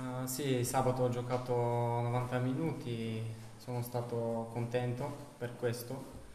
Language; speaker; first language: Italian; non-native, learner; Bulgarian